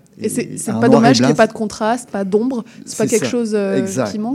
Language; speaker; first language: French; native; French